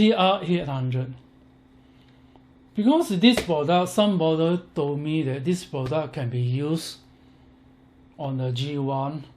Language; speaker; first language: English; non-native, learner; Chinese